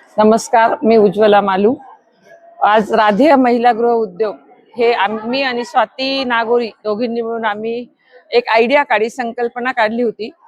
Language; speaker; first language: Marathi; non-native, local second language; Marwari